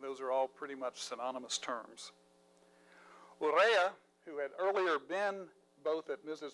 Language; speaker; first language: English; native; English